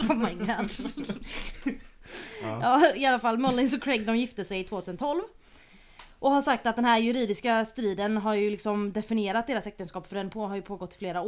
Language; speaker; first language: Swedish; native; Swedish